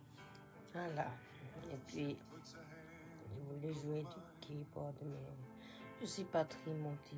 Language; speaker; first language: French; non-native, fluent; Japanese